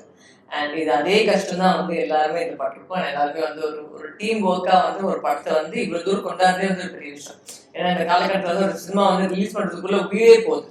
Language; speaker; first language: Tamil; native; Tamil